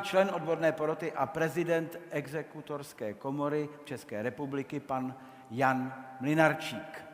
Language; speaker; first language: Czech; native; Czech